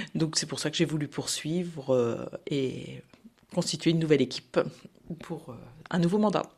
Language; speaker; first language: French; native; French